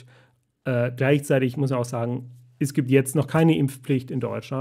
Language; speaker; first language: German; native; German